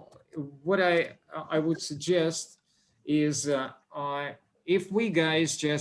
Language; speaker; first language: English; non-native, fluent; Russian